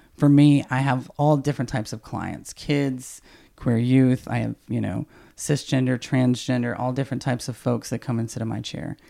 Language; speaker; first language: English; native; English